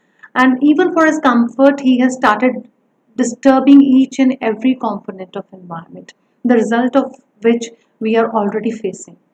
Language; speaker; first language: English; non-native, local second language; Punjabi